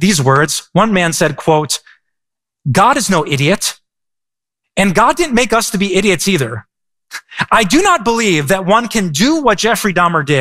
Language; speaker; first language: English; native; English